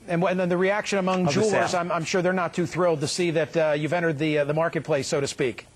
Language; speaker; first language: English; native; English